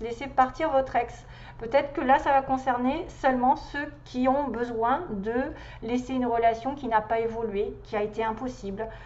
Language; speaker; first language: French; native; French